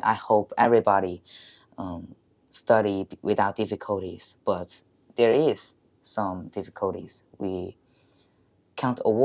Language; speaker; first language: English; non-native, learner; Chinese